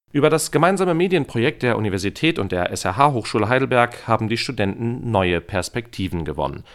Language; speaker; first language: German; native; German